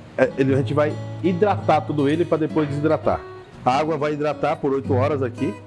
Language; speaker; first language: Portuguese; native; Portuguese